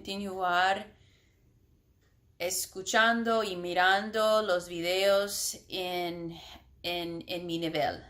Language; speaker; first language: Spanish; non-native, learner; English